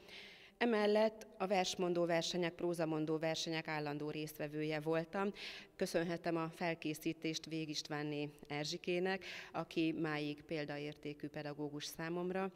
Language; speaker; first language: Hungarian; native; Hungarian